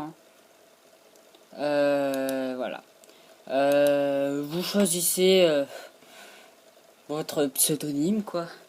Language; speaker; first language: French; native; French